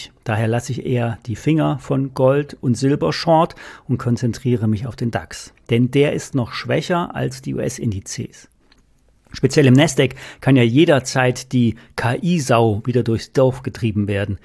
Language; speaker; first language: German; native; German